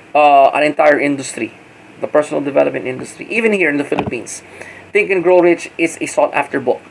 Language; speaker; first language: English; non-native, local second language; Filipino